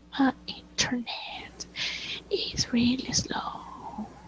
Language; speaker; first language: English; non-native, learner; Spanish